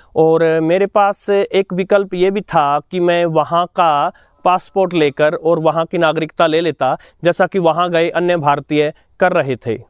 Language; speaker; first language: Hindi; native; Hindi